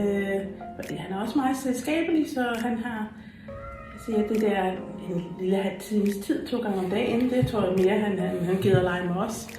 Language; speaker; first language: Danish; non-native, fluent; English